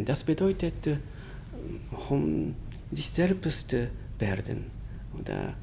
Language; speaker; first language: German; non-native, learner; Japanese